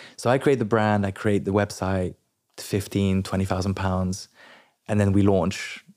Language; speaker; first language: English; non-native, local second language; French